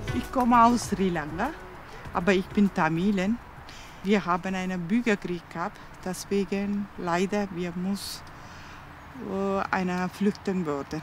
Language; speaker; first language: German; non-native, learner; Tamil